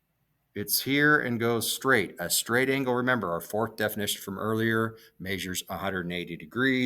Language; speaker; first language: English; native; English